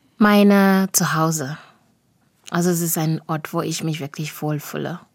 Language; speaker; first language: German; non-native, fluent; Shona